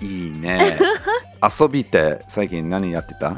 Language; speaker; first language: Japanese; non-native, fluent; English